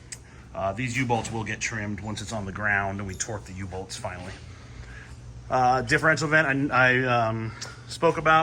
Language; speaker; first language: English; native; English